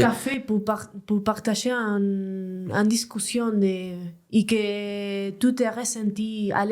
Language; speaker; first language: French; non-native, learner; Spanish